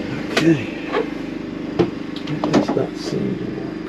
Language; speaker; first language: English; native; English